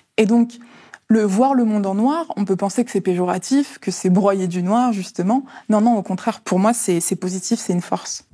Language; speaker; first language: French; early bilingual, other home language; Lingala